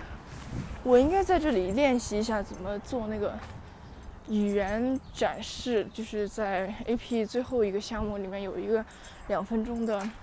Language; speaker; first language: Chinese; early bilingual, heritage; Chinese